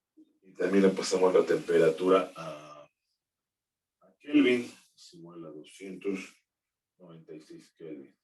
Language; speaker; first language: Spanish; native; Spanish